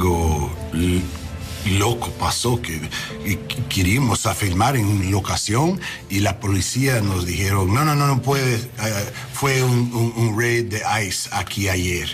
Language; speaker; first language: Spanish; non-native, learner; English